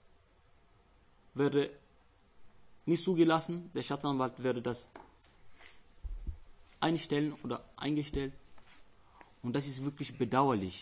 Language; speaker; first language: German; non-native, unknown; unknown